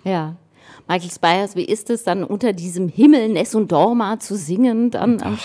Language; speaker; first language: German; native; German